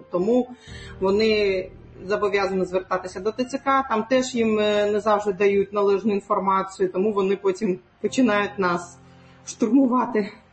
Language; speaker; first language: Ukrainian; non-native, local second language; Crimean Tatar